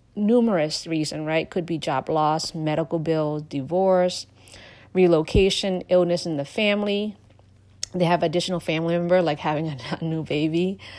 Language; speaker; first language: English; non-native, fluent; Lao